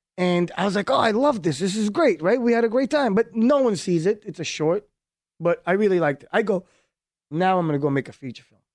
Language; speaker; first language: English; early bilingual, other home language; Hebrew